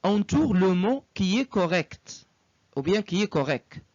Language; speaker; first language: French; non-native, local second language; Arabic